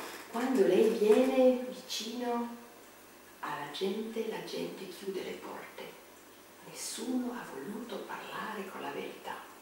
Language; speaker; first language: Italian; non-native, learner; German